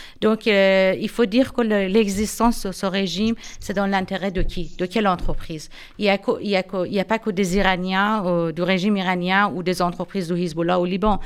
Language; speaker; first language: French; non-native, fluent; Persian